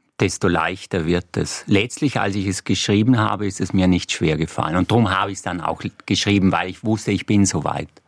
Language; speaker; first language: German; native; German